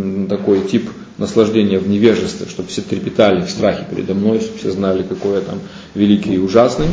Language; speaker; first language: Russian; native; Russian